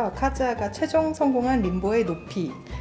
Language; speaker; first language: Korean; native; Korean